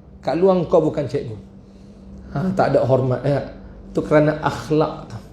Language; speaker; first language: Malay; native; Malay